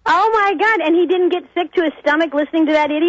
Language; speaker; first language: English; native; English